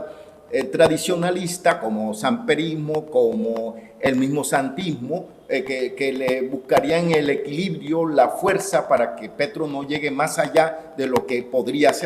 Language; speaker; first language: Spanish; native; Spanish